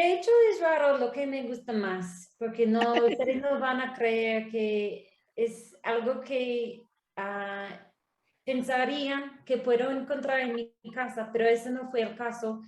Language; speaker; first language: Spanish; non-native, learner; English